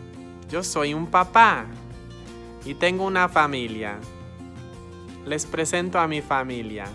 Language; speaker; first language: Spanish; non-native, fluent; English